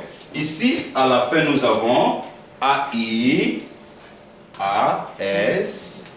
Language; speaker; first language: French; non-native, fluent; Korean